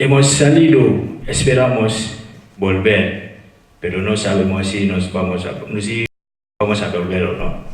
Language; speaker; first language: Spanish; non-native, fluent; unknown